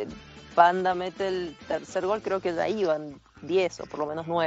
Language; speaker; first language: Spanish; native; Spanish